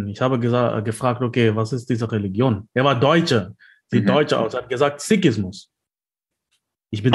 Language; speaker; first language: German; non-native, fluent; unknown